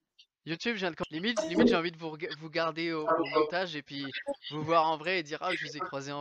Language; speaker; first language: French; native; French